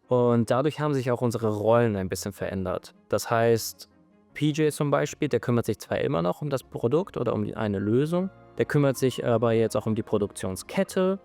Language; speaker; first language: German; native; German